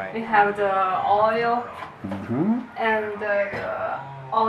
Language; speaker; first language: English; non-native, learner; Chinese